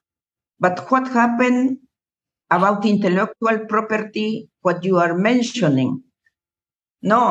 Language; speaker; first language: English; non-native, learner; Spanish